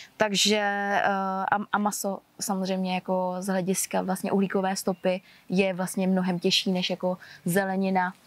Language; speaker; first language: Czech; early bilingual, other home language; Vietnamese